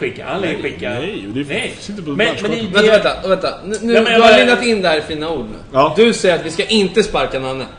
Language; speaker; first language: Swedish; native; Swedish